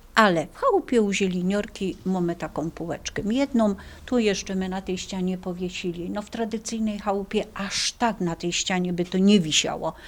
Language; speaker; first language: Polish; native; Polish